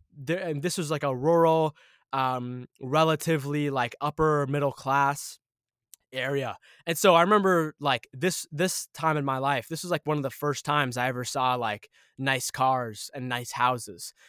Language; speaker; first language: English; early bilingual, other home language; Arabic